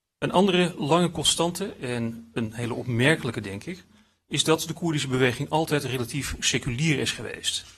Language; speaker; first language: Dutch; native; Dutch